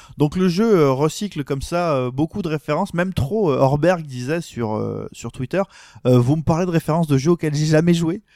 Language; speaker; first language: French; native; French